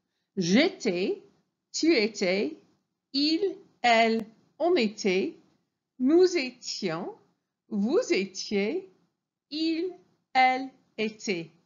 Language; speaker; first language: French; non-native, fluent; English